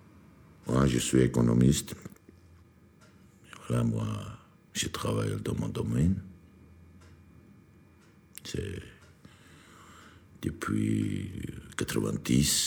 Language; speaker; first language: French; non-native, learner; Georgian